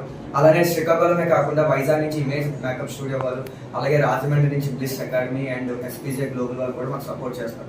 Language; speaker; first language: Telugu; native; Telugu